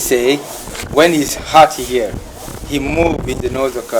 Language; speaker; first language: English; non-native, fluent; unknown